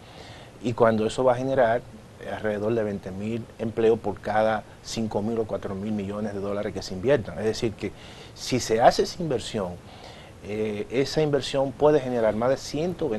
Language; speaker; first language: Spanish; native; Spanish